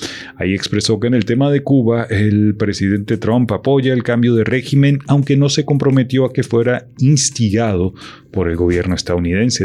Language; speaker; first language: Spanish; native; Spanish